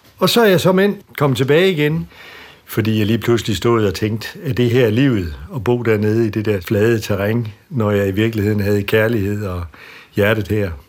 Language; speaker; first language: Danish; native; Danish